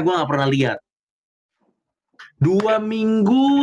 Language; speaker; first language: Indonesian; native; Indonesian